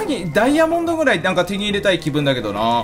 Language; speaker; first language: Japanese; native; Japanese